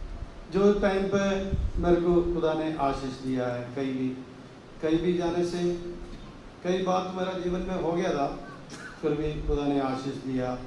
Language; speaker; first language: Hindi; non-native, local second language; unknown